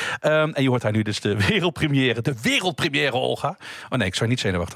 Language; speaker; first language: Dutch; native; Dutch